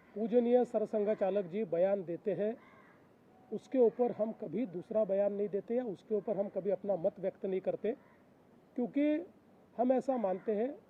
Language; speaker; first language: Hindi; non-native, local second language; Marathi